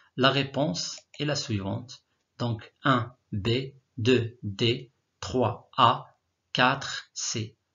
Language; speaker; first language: French; non-native, local second language; Arabic